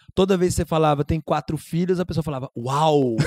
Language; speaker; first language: Portuguese; native; Portuguese